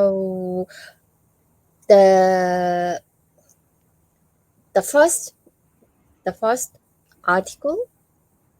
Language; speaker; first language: English; non-native, learner; Japanese